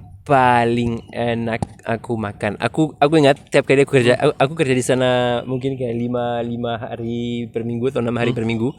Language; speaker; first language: Indonesian; non-native, fluent; French